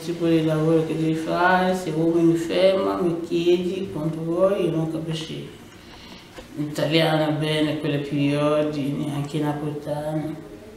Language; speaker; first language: Italian; non-native, learner; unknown